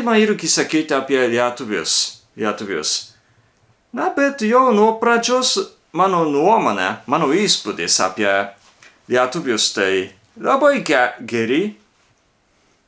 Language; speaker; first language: Lithuanian; non-native, learner; Japanese